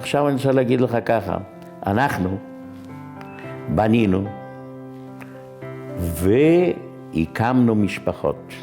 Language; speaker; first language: Hebrew; non-native, fluent; Yiddish